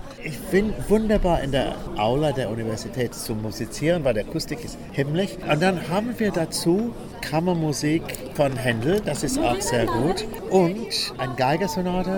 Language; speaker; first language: German; non-native, learner; English